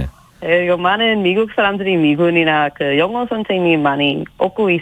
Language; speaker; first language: Korean; non-native, fluent; English